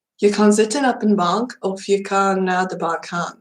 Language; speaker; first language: Dutch; non-native, learner; English